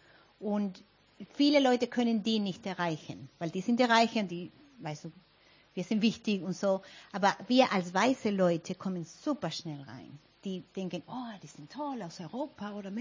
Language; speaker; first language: German; non-native, fluent; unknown